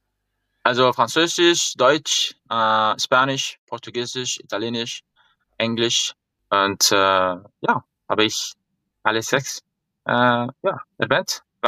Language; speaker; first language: German; non-native, fluent; Spanish